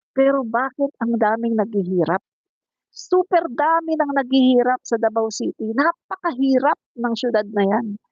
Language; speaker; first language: Filipino; non-native, local second language; Cebuano